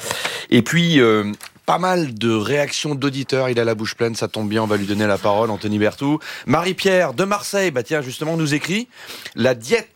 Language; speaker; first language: French; native; French